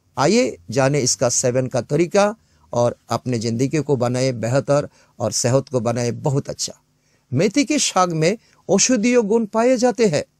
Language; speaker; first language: Hindi; non-native, local second language; Bangla